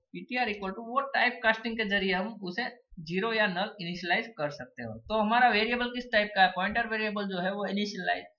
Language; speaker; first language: Hindi; non-native, local second language; Gujarati